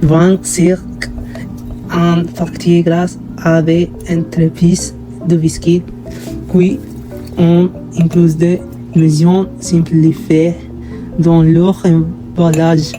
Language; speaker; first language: French; non-native, learner; Spanish